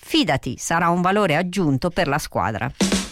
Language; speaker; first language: Italian; native; Italian